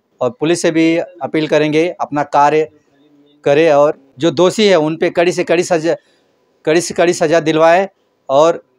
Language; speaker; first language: Hindi; native; Hindi